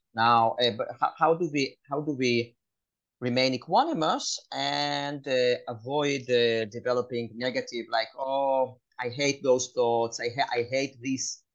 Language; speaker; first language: English; non-native, fluent; Hebrew